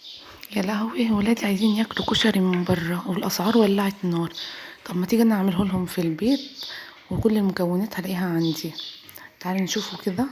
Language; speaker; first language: Arabic; native; Arabic